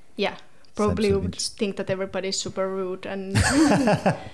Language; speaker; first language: English; non-native, fluent; Finnish